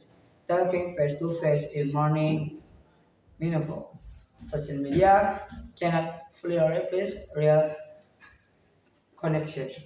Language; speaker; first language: English; non-native, learner; Indonesian